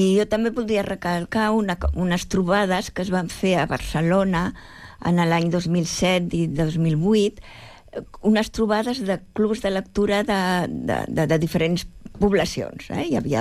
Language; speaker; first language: Catalan; native; Catalan